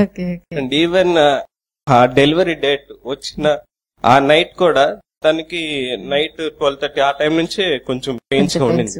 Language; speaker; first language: Telugu; native; Telugu